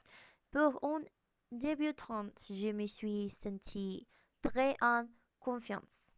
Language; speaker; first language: French; non-native, learner; Spanish